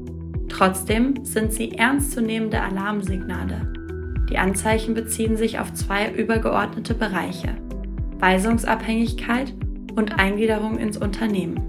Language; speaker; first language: German; native; German